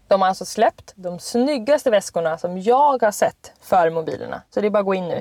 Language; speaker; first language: Swedish; native; Swedish